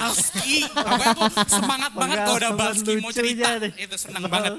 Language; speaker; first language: Indonesian; native; Indonesian